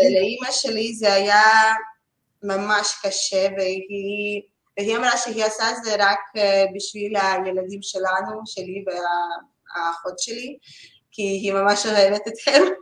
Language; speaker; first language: Hebrew; non-native, learner; Russian